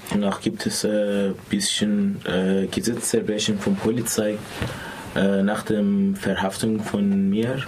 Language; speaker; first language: German; non-native, learner; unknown